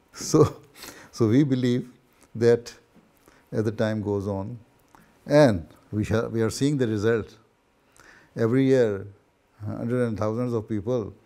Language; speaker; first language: English; non-native, local second language; Urdu